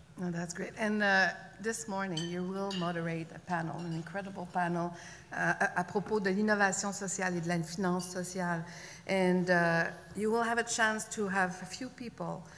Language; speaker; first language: English; non-native, fluent; French